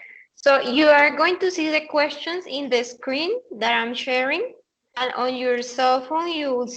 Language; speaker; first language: English; non-native, fluent; Spanish